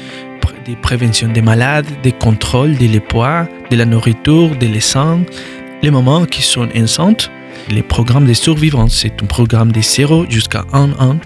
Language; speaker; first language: French; non-native, learner; Spanish